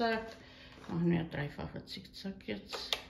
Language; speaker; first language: German; non-native, learner; Croatian